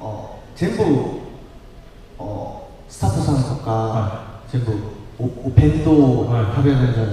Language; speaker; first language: Japanese; non-native, learner; Korean